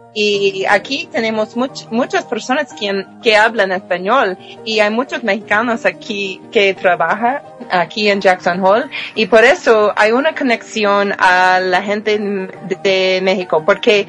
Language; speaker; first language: Spanish; non-native, fluent; English